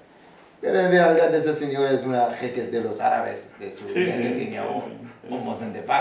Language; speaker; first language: Spanish; non-native, learner; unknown